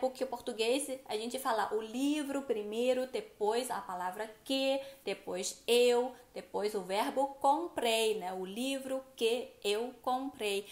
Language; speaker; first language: Portuguese; non-native, fluent; Chinese